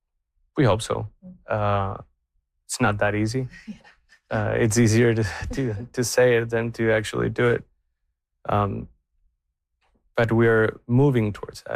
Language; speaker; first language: English; non-native, fluent; Spanish